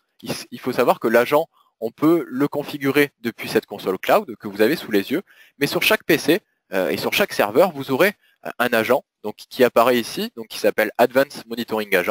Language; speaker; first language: French; native; French